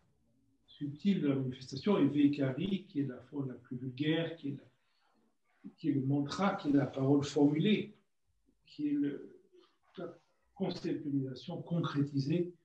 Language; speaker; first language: French; native; French